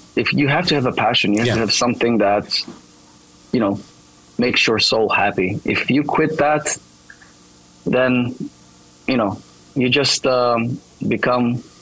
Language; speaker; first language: English; non-native, fluent; Greek